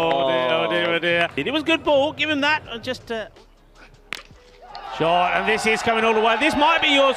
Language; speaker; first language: English; native; English